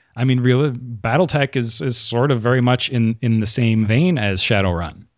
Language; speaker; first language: English; native; English